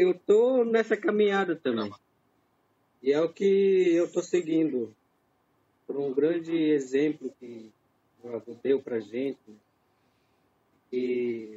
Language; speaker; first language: Portuguese; non-native, local second language; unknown